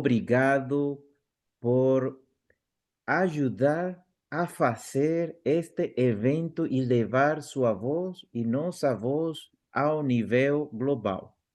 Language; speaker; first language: Portuguese; non-native, fluent; Spanish